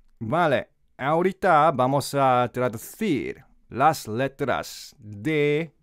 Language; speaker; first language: Spanish; non-native, learner; Korean